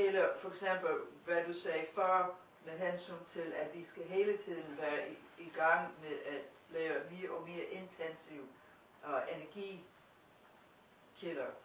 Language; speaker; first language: Danish; non-native, fluent; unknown